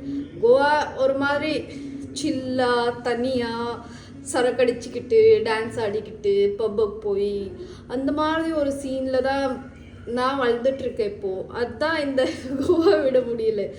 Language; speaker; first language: Tamil; early bilingual, heritage; Tamil